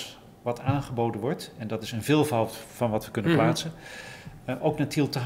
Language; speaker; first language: Dutch; native; Dutch